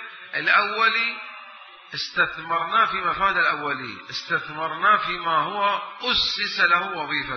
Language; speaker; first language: Arabic; native; Arabic